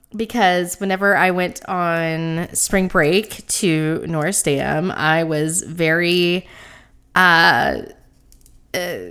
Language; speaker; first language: English; native; English